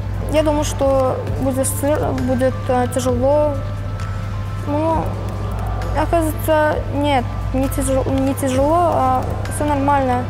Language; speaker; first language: Russian; non-native, local second language; Uzbek